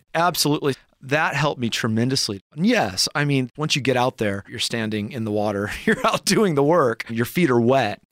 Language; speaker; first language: English; native; English